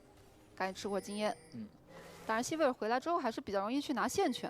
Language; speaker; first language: Chinese; native; Chinese